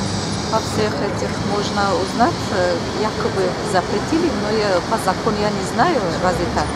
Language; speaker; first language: Russian; non-native, local second language; Tajik